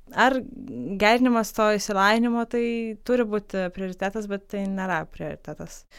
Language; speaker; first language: Lithuanian; non-native, local second language; Polish